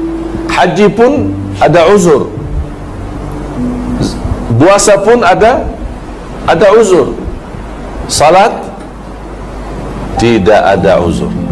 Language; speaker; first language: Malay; non-native, fluent; Arabic